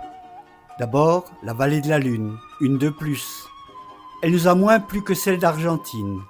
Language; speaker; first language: French; native; French